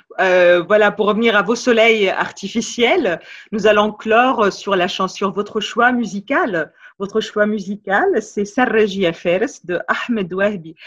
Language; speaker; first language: French; non-native, local second language; Arabic